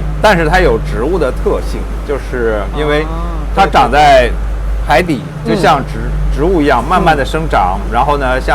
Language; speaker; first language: Chinese; native; Chinese